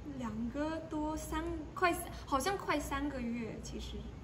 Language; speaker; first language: Chinese; early bilingual, heritage; Chinese